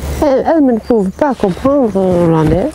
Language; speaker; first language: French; non-native, learner; Dutch